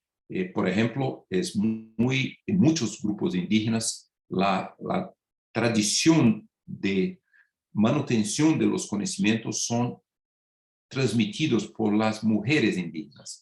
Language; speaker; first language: Spanish; non-native, fluent; Portuguese